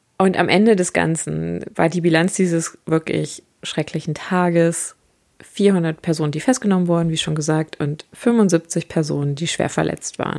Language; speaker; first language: German; native; German